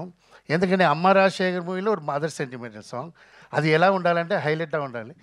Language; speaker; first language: Telugu; non-native, fluent; Tamil